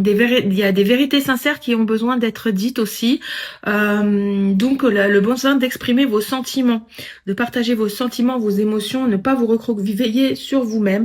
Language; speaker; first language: French; native; French